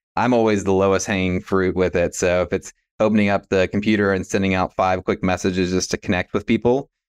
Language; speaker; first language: English; native; English